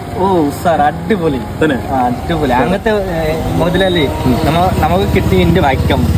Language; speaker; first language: Malayalam; non-native, learner; Bangla